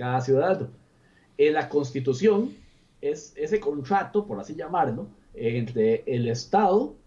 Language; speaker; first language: Spanish; native; Spanish